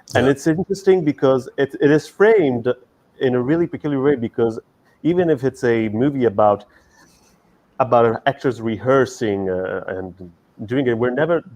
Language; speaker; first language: English; non-native, fluent; Italian